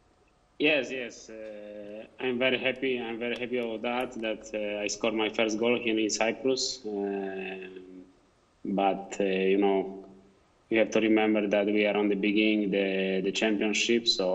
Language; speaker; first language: English; non-native, fluent; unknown